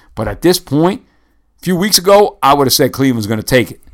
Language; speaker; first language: English; native; English